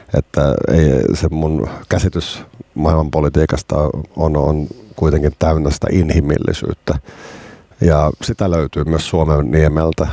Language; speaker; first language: Finnish; native; Finnish